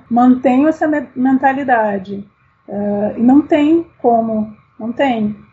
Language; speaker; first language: Portuguese; native; Portuguese